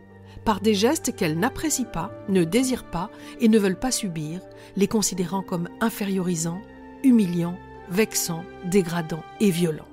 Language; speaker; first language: French; native; French